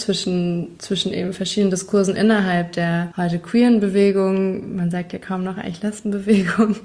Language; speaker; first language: German; native; German